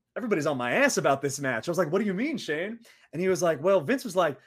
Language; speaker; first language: English; early bilingual, other home language; Arabic